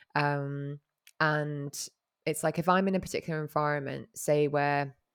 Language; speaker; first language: English; native; English